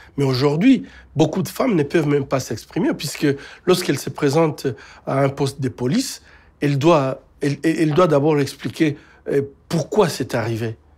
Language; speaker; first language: French; non-native, local second language; Swahili